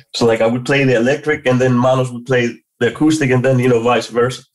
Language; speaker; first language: English; non-native, fluent; Greek